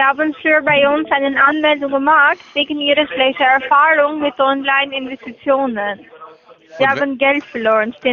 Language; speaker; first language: German; non-native, learner; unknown